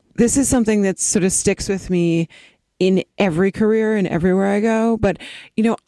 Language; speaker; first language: English; native; English